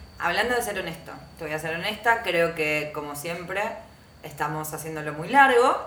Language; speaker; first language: Spanish; native; Spanish